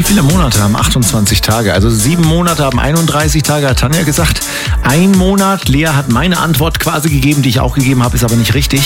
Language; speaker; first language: German; native; German